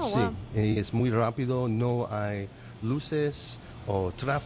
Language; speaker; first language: Spanish; non-native, learner; English